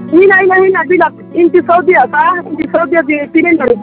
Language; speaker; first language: Arabic; non-native, learner; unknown